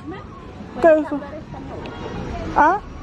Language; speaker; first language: Spanish; non-native, learner; English